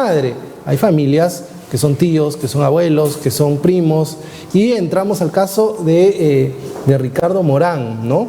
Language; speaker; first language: Spanish; native; Spanish